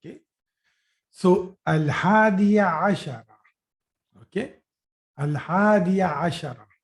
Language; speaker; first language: Arabic; non-native, fluent; Urdu